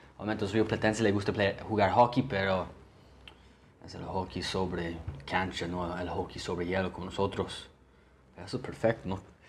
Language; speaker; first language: Spanish; non-native, learner; English